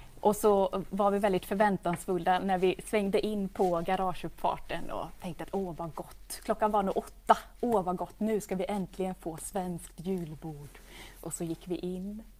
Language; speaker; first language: Swedish; native; Swedish